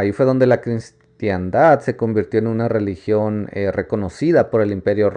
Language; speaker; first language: Spanish; native; Spanish